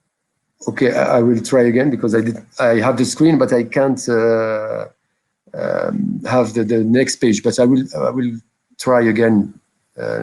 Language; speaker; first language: English; non-native, local second language; French